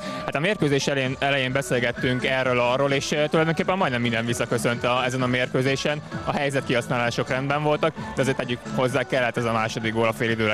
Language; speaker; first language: Hungarian; native; Hungarian